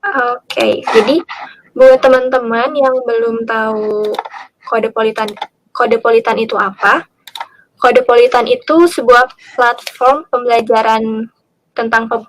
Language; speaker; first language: Indonesian; native; Indonesian